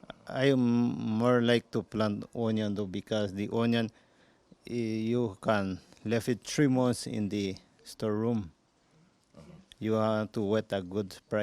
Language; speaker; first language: English; non-native, local second language; Spanish